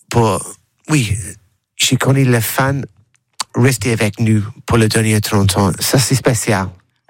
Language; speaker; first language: French; non-native, learner; English